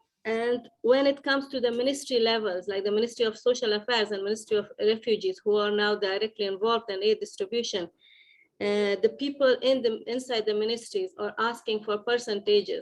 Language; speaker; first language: English; non-native, fluent; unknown